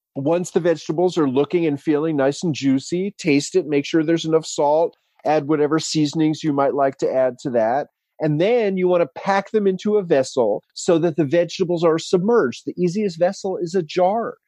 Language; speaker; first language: English; native; English